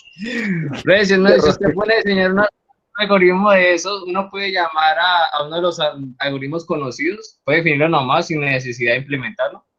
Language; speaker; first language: Spanish; native; Spanish